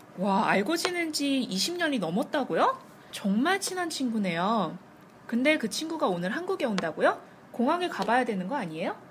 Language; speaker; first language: Korean; native; Korean